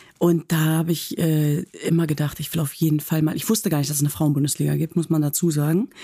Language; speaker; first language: German; native; German